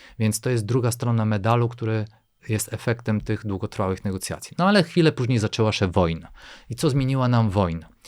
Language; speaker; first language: Polish; non-native, fluent; Bulgarian